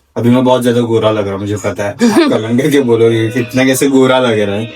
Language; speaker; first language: Hindi; non-native, local second language; Marathi